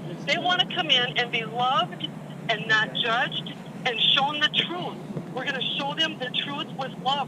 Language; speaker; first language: English; native; English